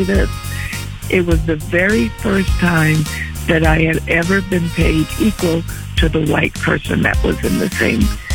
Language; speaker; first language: English; native; English